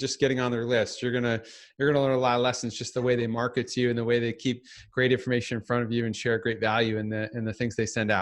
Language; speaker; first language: English; native; English